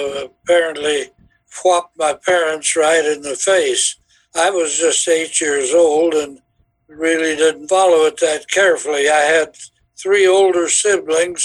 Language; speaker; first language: English; native; English